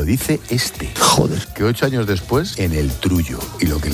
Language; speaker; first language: Spanish; native; Spanish